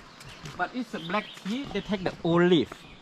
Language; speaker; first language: English; non-native, learner; Thai